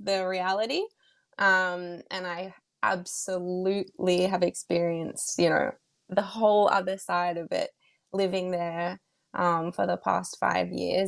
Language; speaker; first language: English; native; English